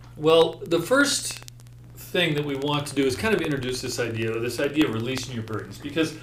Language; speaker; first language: English; native; English